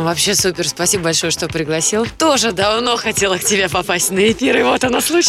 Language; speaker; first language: Russian; native; Russian